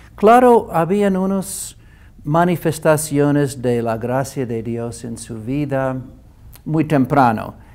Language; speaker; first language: Spanish; non-native, fluent; English